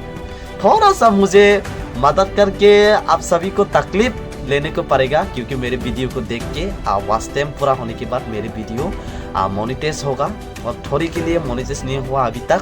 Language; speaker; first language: Hindi; non-native, local second language; Kok Borok